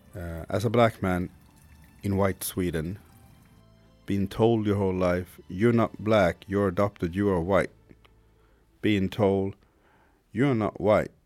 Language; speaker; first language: English; non-native, fluent; Swedish